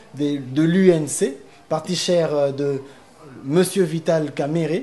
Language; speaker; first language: French; non-native, local second language; Lingala